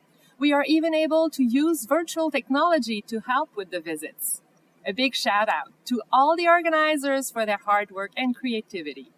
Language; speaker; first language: English; non-native, local second language; French